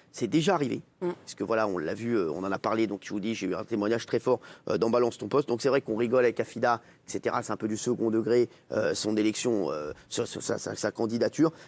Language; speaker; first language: French; native; French